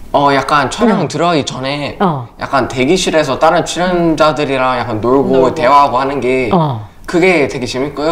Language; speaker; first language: Korean; early bilingual, other home language; English